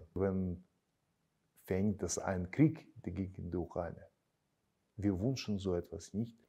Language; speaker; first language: German; non-native, fluent; Russian